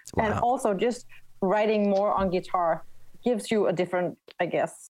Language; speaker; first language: English; non-native, fluent; Danish